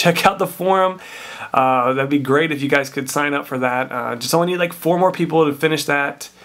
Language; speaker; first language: English; native; English